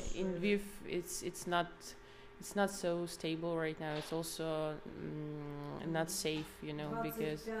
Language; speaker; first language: English; non-native, fluent; Ukrainian